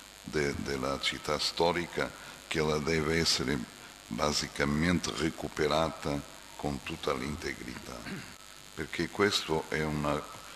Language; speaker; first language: Italian; non-native, fluent; Portuguese